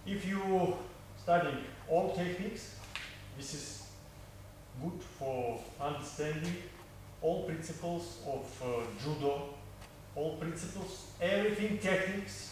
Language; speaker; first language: English; non-native, learner; Russian